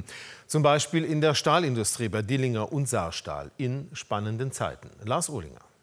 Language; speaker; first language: German; native; German